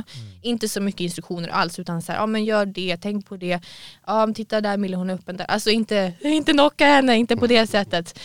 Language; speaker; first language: Swedish; native; Swedish